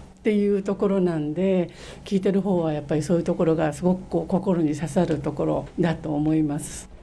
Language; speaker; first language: Japanese; native; Japanese